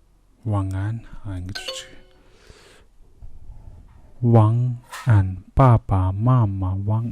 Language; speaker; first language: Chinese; non-native, learner; Mongolian